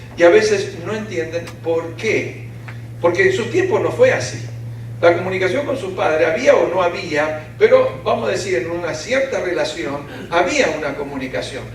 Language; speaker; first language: Spanish; early bilingual, other home language; Ukrainian